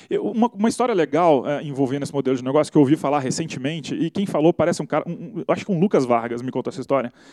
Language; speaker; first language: Portuguese; native; Portuguese